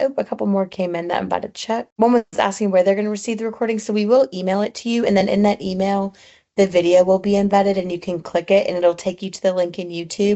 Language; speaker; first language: English; native; English